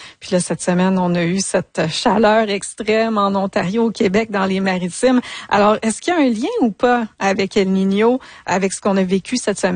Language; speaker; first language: French; native; French